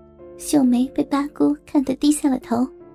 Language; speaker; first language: Chinese; native; Chinese